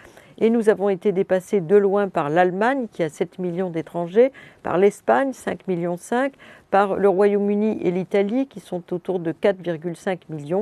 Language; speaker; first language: French; native; French